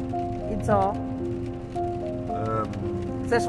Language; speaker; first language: Polish; non-native, fluent; Ukrainian